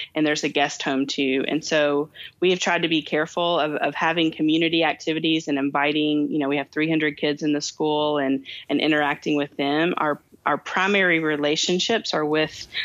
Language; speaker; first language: English; native; English